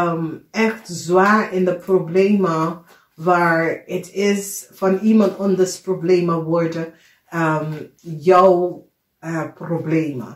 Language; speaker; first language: Dutch; non-native, fluent; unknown